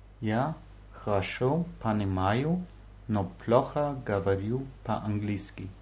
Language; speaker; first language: Russian; non-native, learner; German